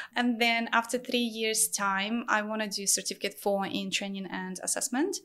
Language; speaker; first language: English; non-native, fluent; Ukrainian